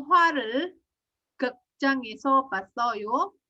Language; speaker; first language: Korean; non-native, fluent; Indonesian